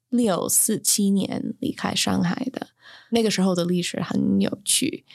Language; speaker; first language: Chinese; non-native, fluent; English